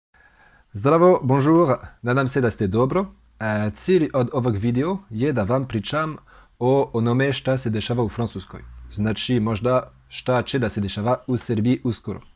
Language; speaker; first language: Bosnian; non-native, learner; French